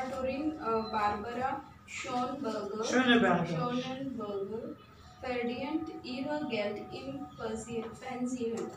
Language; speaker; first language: German; non-native, learner; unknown